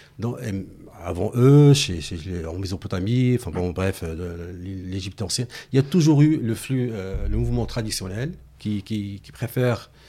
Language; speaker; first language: French; non-native, local second language; Arabic